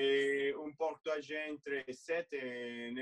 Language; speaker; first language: French; non-native, fluent; Spanish